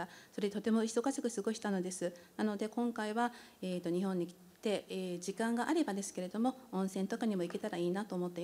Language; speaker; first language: Japanese; native; Japanese